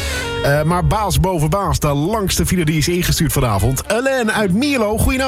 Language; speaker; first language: Dutch; native; Dutch